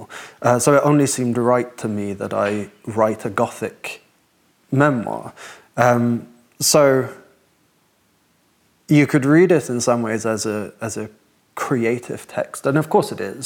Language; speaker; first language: English; native; English